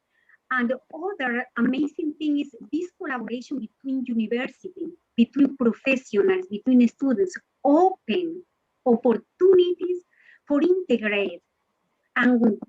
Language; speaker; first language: English; non-native, learner; Spanish